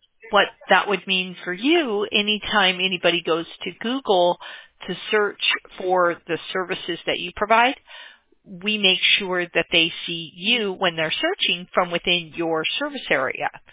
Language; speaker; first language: English; native; English